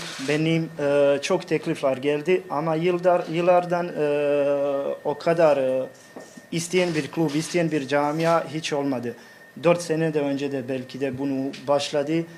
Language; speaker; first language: Turkish; non-native, fluent; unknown